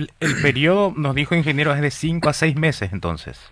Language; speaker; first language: Spanish; native; Spanish